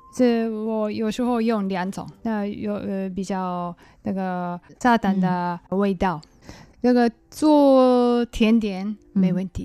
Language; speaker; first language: Chinese; non-native, learner; Japanese